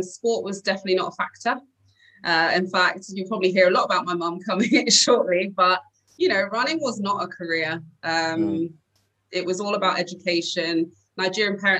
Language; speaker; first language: English; native; English